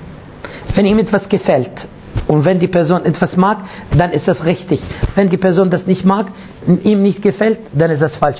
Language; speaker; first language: German; non-native, fluent; Arabic